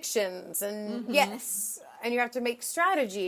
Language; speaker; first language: English; native; English